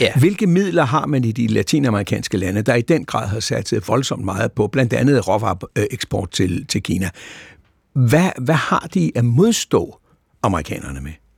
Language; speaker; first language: Danish; native; Danish